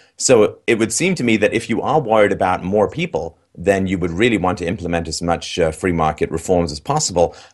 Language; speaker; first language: English; native; English